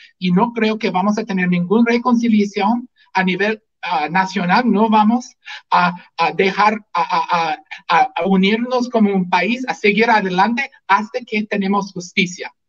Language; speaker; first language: Spanish; non-native, fluent; English